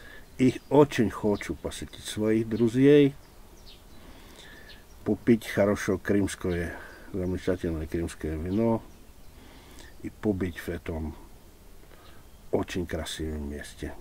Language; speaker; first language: Russian; non-native, fluent; Czech